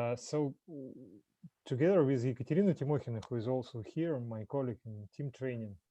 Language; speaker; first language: English; non-native, fluent; Russian